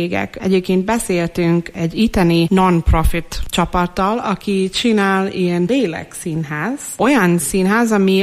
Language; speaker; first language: Hungarian; non-native, fluent; English